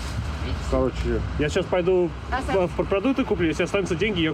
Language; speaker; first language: Russian; early bilingual, heritage; English